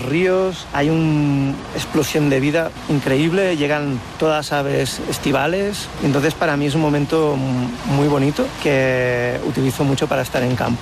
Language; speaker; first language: Spanish; native; Spanish